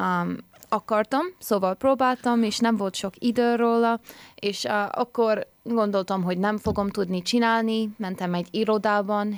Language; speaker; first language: Hungarian; early bilingual, heritage; English